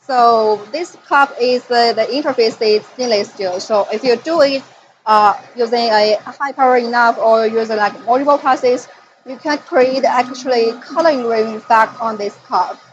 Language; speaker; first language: English; non-native, fluent; Chinese